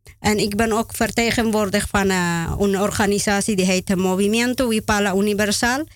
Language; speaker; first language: Dutch; non-native, learner; Spanish